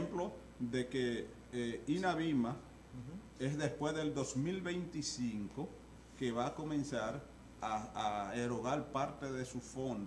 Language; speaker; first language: Spanish; native; Spanish